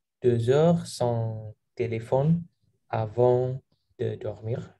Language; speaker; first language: French; non-native, learner; Indonesian